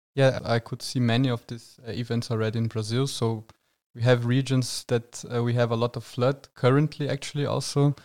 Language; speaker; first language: English; non-native, fluent; Portuguese